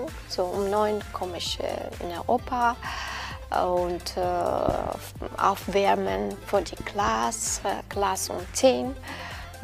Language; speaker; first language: German; non-native, learner; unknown